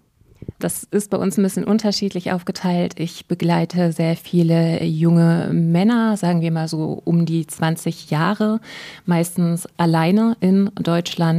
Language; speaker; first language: German; native; German